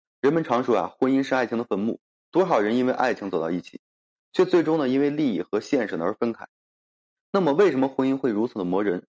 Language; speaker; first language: Chinese; native; Chinese